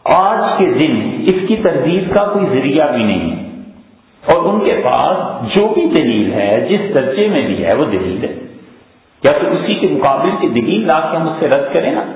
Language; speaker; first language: Urdu; native; Urdu